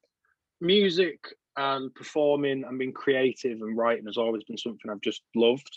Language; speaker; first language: English; native; English